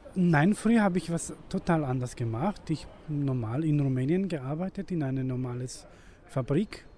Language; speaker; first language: German; non-native, learner; Romanian